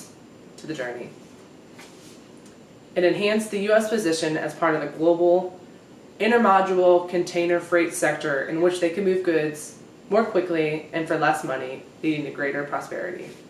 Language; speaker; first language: English; native; English